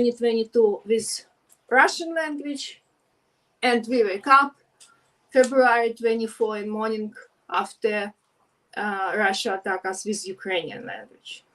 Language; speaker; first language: English; non-native, learner; Ukrainian